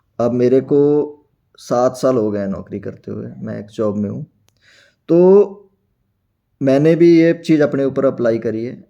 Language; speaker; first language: Hindi; non-native, local second language; Punjabi